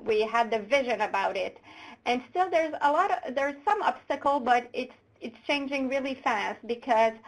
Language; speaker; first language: English; non-native, local second language; French